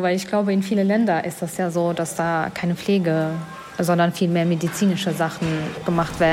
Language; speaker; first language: German; non-native, fluent; Albanian